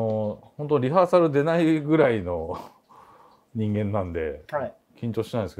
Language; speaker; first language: Japanese; native; Japanese